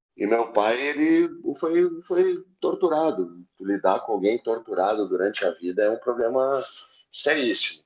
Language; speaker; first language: Portuguese; native; Portuguese